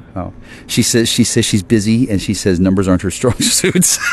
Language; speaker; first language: English; native; English